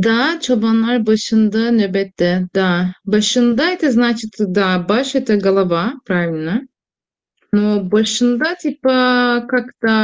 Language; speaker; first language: Russian; non-native, fluent; Turkish